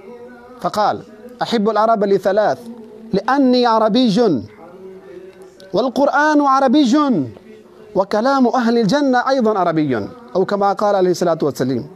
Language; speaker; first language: Arabic; non-native, fluent; Urdu